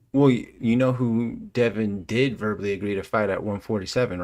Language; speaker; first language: English; native; English